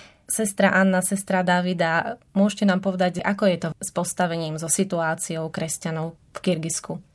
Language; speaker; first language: Slovak; native; Slovak